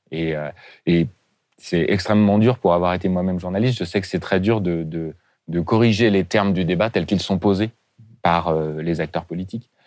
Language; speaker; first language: French; native; French